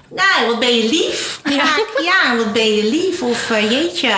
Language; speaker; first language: Dutch; early bilingual, other home language; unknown